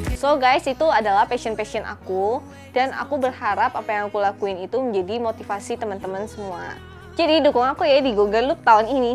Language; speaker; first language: Indonesian; native; Indonesian